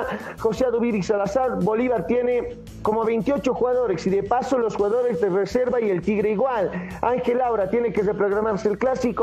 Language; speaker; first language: Spanish; native; Spanish